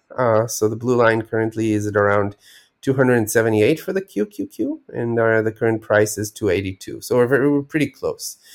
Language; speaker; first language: English; non-native, fluent; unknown